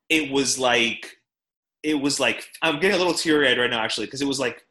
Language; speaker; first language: English; native; English